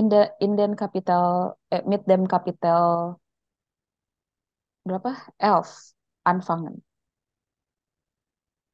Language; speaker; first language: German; non-native, fluent; Indonesian